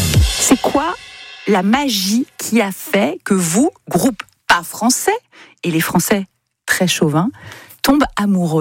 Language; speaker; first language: French; native; French